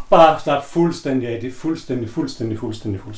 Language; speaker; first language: Danish; native; Danish